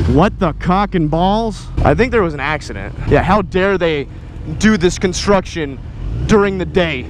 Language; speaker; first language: English; native; English